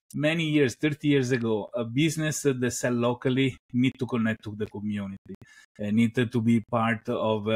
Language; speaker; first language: English; non-native, fluent; Italian